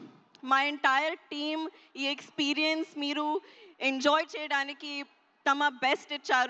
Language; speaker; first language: Telugu; non-native, learner; Hindi